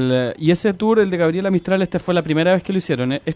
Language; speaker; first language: Spanish; native; Spanish